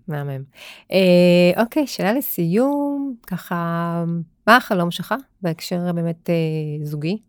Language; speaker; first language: Hebrew; native; Hebrew